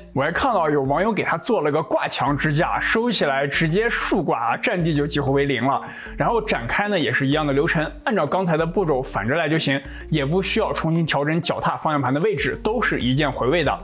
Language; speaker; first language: Chinese; native; Chinese